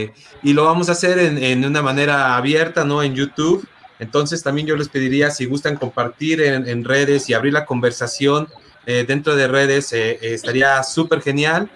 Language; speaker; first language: Spanish; native; Spanish